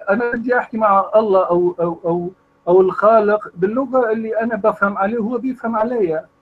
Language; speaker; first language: Arabic; non-native, fluent; Kurdish